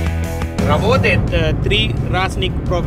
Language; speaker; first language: Russian; non-native, learner; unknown